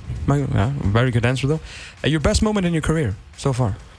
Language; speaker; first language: English; non-native, fluent; Icelandic